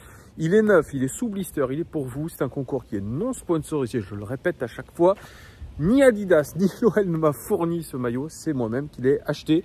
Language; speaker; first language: French; native; French